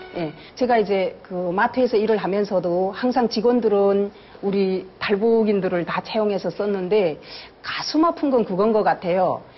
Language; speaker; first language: Korean; native; Korean